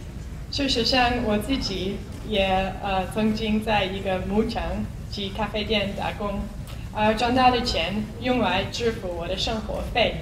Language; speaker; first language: Chinese; non-native, fluent; English